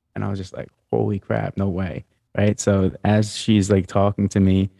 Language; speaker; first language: English; native; English